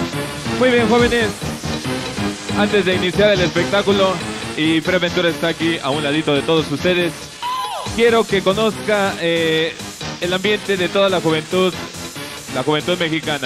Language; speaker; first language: Spanish; native; Spanish